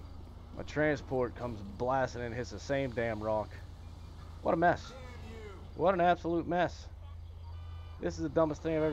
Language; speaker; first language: English; native; English